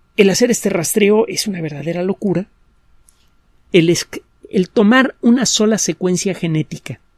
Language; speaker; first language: Spanish; native; Spanish